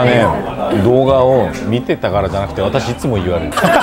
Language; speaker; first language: Japanese; non-native, fluent; Korean